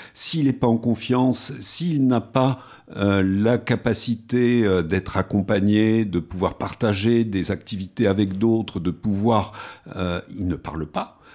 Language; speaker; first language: French; native; French